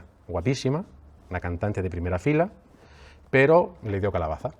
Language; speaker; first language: Spanish; native; Spanish